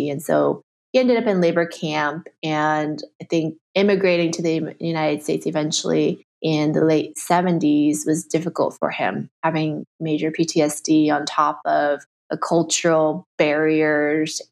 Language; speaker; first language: English; early bilingual, other home language; Chinese